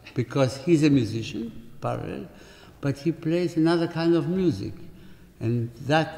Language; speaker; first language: English; non-native, fluent; Spanish